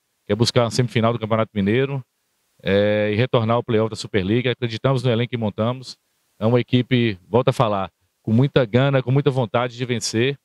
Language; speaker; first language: Portuguese; native; Portuguese